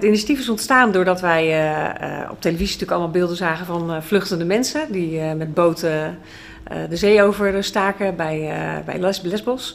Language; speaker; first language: Dutch; native; Dutch